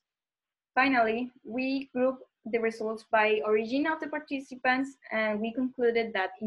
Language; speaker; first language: English; non-native, fluent; Spanish